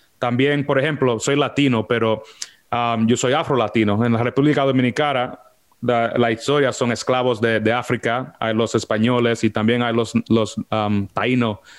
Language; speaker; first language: Spanish; early bilingual, heritage; Spanish